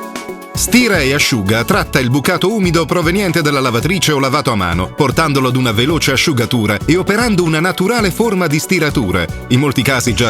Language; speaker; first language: Italian; native; Italian